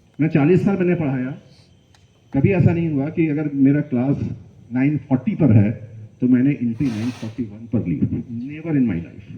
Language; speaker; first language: Hindi; non-native, local second language; Bangla